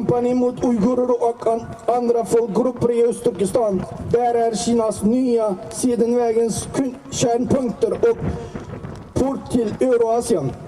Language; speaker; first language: Swedish; non-native, learner; Uyghur